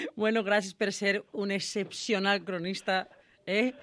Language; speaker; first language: Spanish; non-native, local second language; Catalan